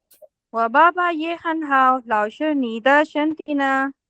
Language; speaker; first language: Chinese; non-native, learner; Hindi